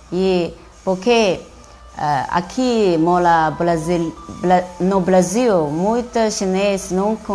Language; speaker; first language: Portuguese; non-native, learner; Chinese